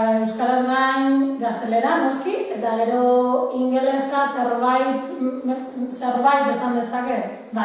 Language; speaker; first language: Basque; non-native, local second language; Spanish